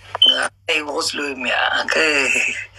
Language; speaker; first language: English; non-native, learner; Somali